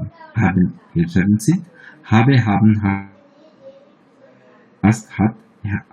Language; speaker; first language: German; non-native, fluent; Bangla